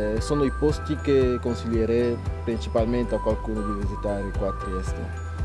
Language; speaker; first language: Italian; non-native, fluent; French